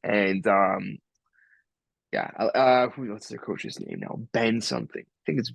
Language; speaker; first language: English; native; English